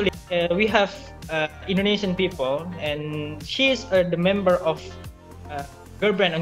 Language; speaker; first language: English; non-native, learner; Indonesian